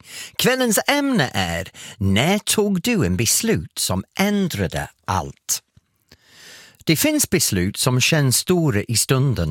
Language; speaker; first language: Swedish; non-native, fluent; English